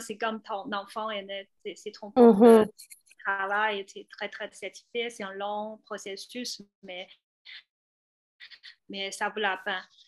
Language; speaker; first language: French; non-native, fluent; Chinese